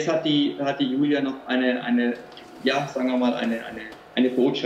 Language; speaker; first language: German; native; German